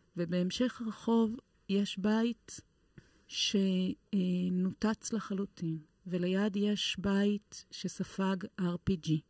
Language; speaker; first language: Hebrew; native; Hebrew